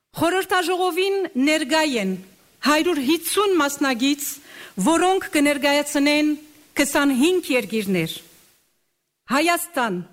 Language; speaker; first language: Armenian; early bilingual, heritage; Armenian